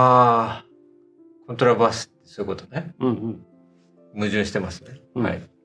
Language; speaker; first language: Japanese; native; Japanese